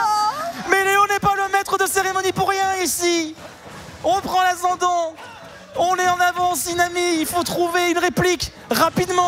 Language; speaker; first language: French; native; French